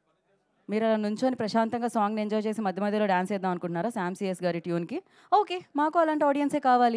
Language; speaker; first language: Telugu; native; Telugu